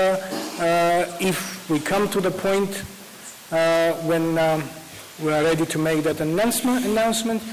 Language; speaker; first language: English; non-native, fluent; Armenian